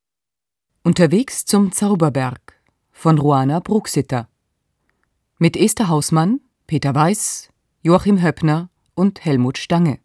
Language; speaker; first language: German; native; German